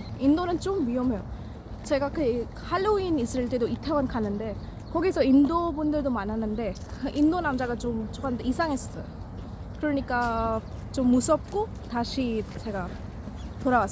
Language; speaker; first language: Korean; non-native, learner; Hindi